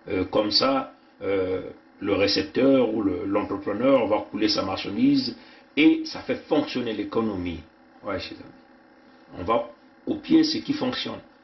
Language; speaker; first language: French; non-native, local second language; Kongo